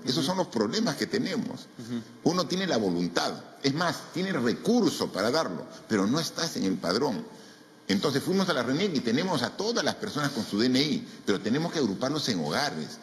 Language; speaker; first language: Spanish; native; Spanish